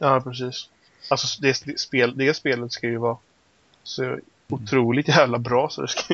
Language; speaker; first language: Swedish; native; Swedish